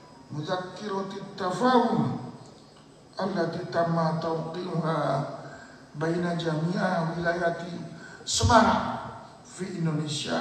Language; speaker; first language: Arabic; non-native, learner; Indonesian